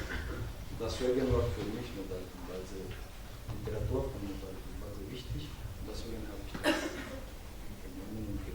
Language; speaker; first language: German; non-native, learner; Georgian